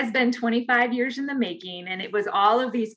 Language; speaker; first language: English; native; English